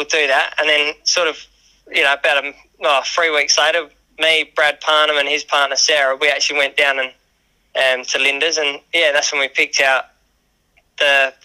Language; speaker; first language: English; native; English